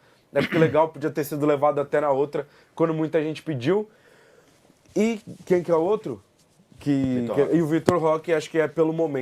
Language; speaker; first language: Portuguese; native; Portuguese